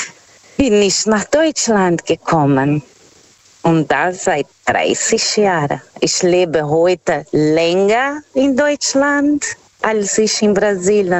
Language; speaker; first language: German; non-native, fluent; Portuguese